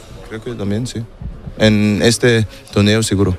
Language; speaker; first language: Spanish; non-native, learner; German